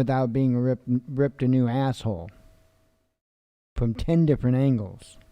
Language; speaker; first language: English; native; English